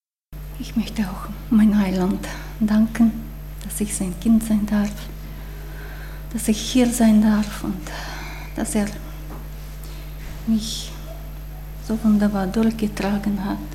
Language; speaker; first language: German; non-native, learner; Russian